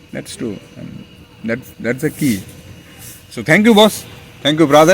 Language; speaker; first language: English; non-native, local second language; Bangla